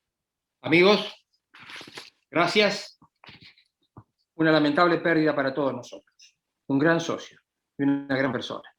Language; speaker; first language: Spanish; native; Spanish